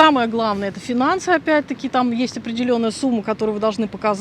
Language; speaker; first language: Russian; native; Russian